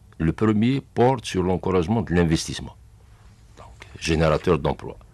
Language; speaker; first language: French; non-native, local second language; Arabic